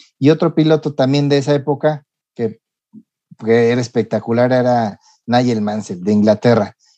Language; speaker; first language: Spanish; native; Spanish